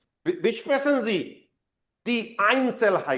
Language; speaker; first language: German; non-native, fluent; Hindi